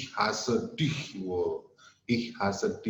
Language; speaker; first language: German; non-native, learner; Indonesian